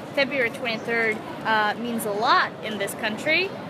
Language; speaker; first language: English; non-native, fluent; Russian